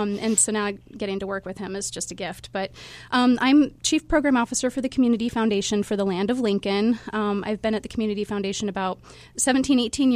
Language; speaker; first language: English; native; English